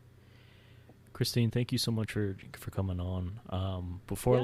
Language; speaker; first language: English; native; English